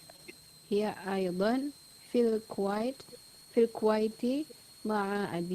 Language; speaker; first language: Arabic; non-native, learner; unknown